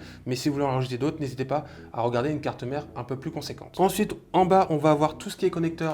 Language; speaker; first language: French; native; French